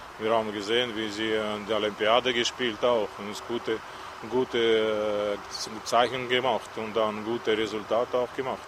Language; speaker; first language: German; non-native, learner; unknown